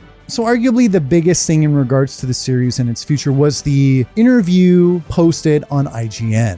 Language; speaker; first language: English; native; English